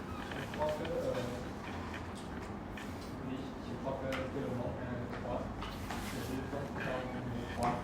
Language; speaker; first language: French; non-native, learner; Khmer